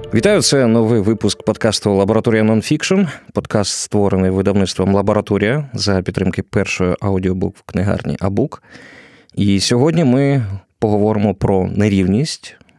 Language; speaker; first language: Ukrainian; native; Ukrainian